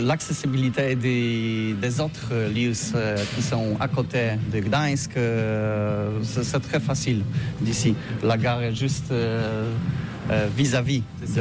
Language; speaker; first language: French; non-native, learner; Polish